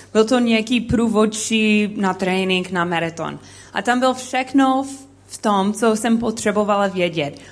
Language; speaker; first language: Czech; non-native, learner; English